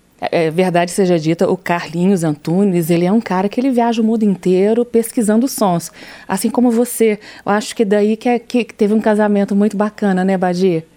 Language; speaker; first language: Portuguese; native; Portuguese